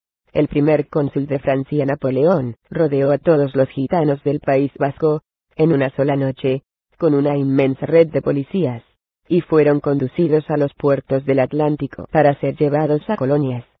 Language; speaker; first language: Spanish; native; Spanish